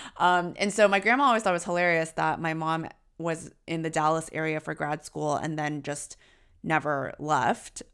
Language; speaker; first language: English; early bilingual, other home language; Chinese